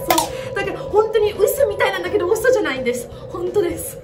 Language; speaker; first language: Japanese; non-native, learner; Italian